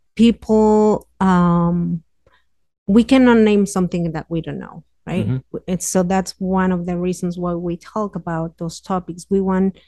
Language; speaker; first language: English; non-native, fluent; Spanish